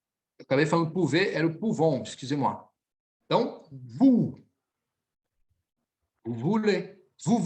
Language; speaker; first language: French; non-native, fluent; Portuguese